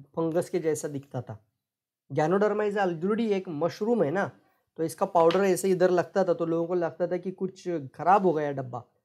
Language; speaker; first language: Hindi; non-native, local second language; Marathi